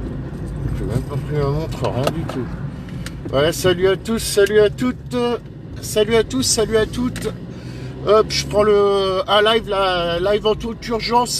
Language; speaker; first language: French; native; French